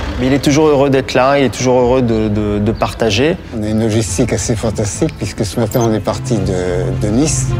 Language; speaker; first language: French; native; French